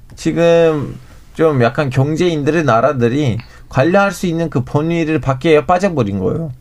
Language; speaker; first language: Korean; non-native, fluent; Turkish